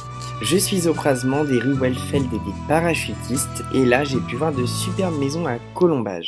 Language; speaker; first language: French; native; French